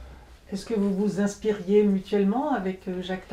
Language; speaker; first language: French; native; French